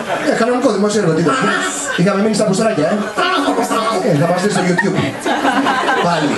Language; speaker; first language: Greek; native; Greek